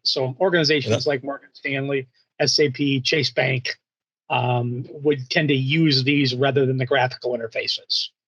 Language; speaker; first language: English; native; English